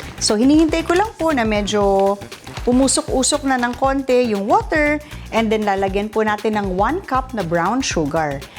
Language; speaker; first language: Filipino; non-native, local second language; Iloko